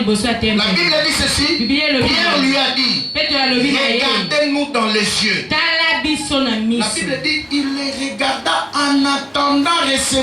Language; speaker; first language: French; non-native, local second language; Lingala